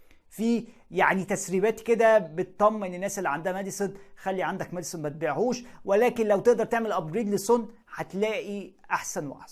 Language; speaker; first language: Arabic; native; Arabic